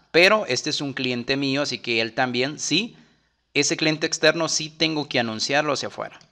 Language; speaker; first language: Spanish; native; Spanish